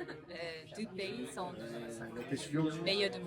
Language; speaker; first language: French; non-native, learner; Japanese